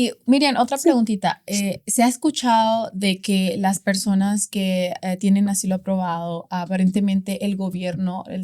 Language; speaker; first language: Spanish; native; Spanish